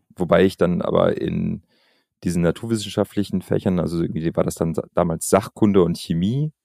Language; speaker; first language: German; early bilingual, other home language; Albanian